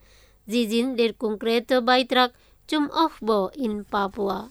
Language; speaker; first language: German; non-native, fluent; Indonesian